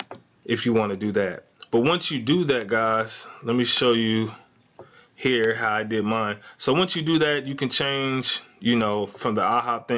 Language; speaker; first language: English; native; English